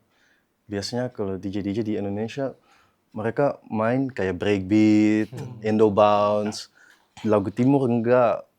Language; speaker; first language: Indonesian; early bilingual, heritage; Dutch